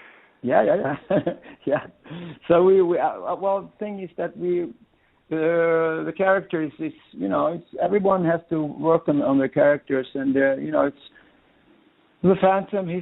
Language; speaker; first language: English; non-native, fluent; Swedish